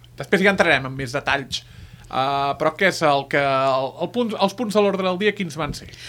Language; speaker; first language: Catalan; native; Catalan